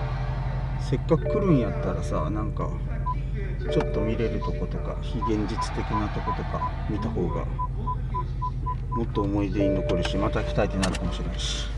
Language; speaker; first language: Japanese; native; Japanese